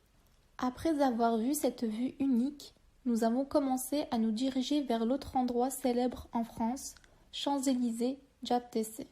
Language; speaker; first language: French; non-native, learner; Turkish